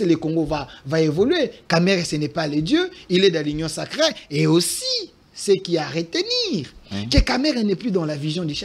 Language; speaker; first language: French; non-native, local second language; Lingala